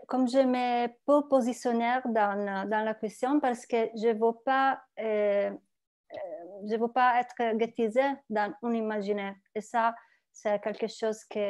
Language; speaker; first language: French; non-native, learner; Italian